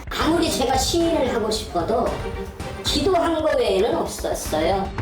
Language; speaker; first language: Korean; native; Korean